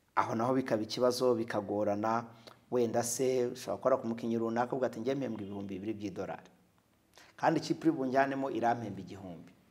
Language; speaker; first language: Kinyarwanda; native; Kinyarwanda